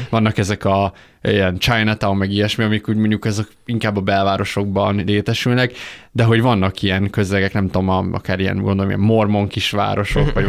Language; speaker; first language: Hungarian; native; Hungarian